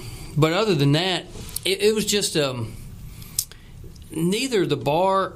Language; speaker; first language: English; native; English